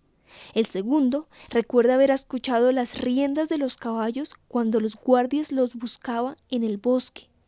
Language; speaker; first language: Spanish; native; Spanish